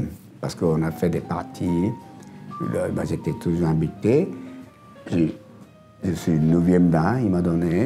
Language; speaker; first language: French; non-native, learner; Japanese